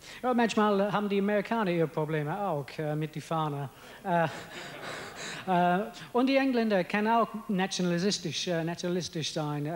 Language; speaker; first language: German; non-native, fluent; English